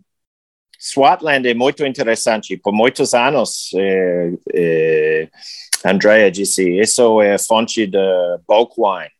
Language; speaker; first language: Portuguese; non-native, learner; English